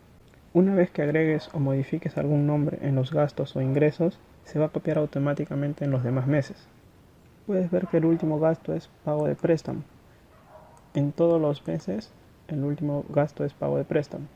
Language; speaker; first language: Spanish; native; Spanish